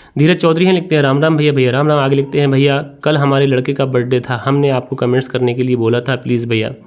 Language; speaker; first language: Hindi; native; Hindi